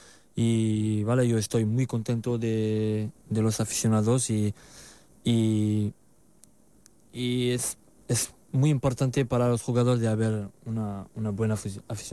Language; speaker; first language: Spanish; non-native, learner; French